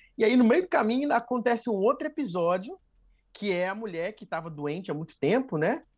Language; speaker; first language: Portuguese; native; Portuguese